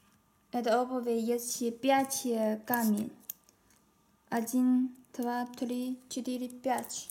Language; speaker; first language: Russian; non-native, learner; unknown